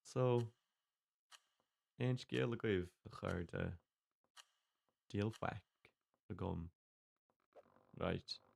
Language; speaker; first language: Irish; non-native, local second language; English